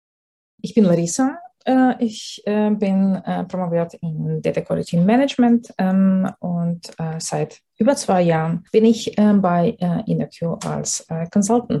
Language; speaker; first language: German; non-native, fluent; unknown